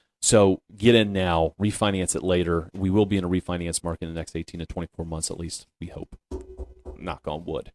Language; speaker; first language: English; native; English